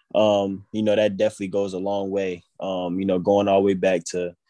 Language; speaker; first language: English; native; English